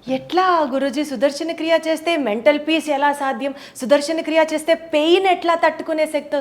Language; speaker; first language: Telugu; native; Telugu